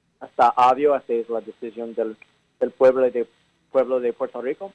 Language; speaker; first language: Spanish; early bilingual, heritage; English